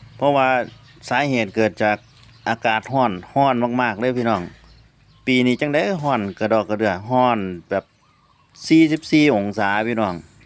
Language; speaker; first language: Thai; native; Thai